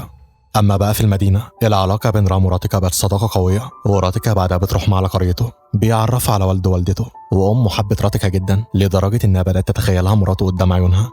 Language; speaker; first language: Arabic; native; Arabic